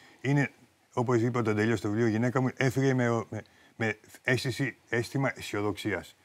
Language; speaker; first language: Greek; early bilingual, heritage; Greek